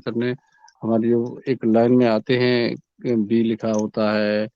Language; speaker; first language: Hindi; native; Hindi